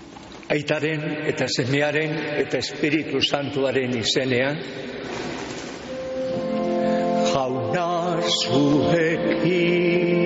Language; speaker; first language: Basque; native; Basque